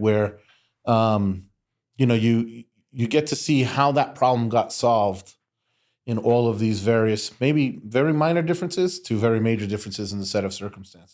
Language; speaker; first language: English; native; English